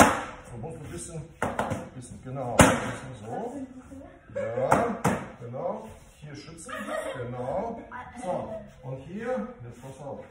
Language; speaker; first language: German; non-native, fluent; Russian